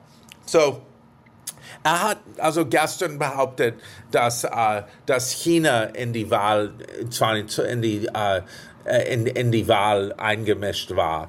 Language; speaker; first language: German; non-native, fluent; English